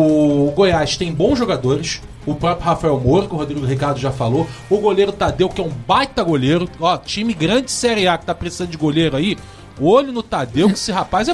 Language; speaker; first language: Portuguese; native; Portuguese